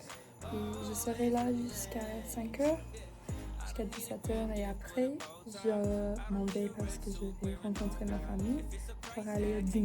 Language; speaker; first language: French; non-native, learner; English